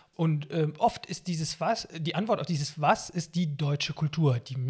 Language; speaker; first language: German; non-native, fluent; Arabic